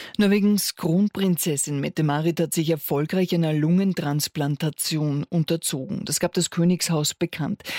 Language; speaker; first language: German; native; German